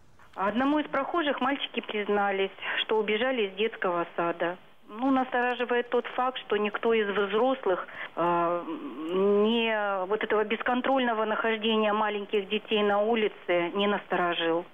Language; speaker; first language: Russian; native; Russian